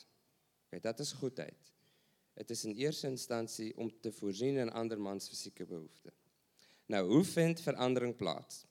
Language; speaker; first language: Dutch; non-native, learner; English